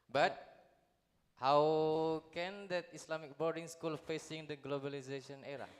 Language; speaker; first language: English; non-native, learner; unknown